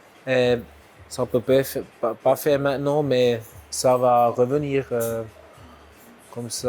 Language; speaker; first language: French; non-native, local second language; German